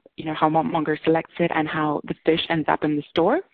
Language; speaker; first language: English; non-native, fluent; Russian